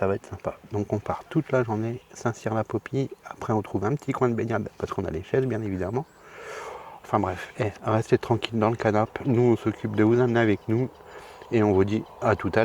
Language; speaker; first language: French; native; French